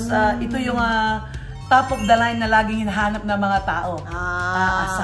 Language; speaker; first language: Filipino; non-native, local second language; Pampanga